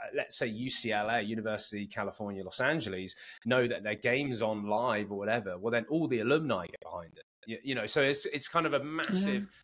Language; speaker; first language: English; native; English